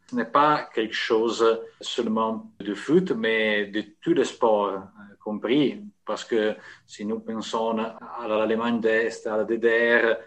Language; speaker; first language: French; non-native, fluent; Italian